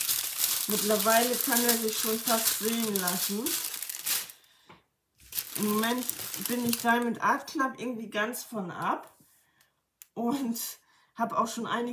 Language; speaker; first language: German; native; German